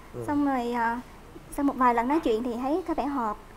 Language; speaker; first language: Vietnamese; native; Vietnamese